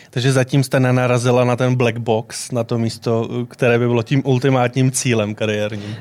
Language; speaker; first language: Czech; native; Czech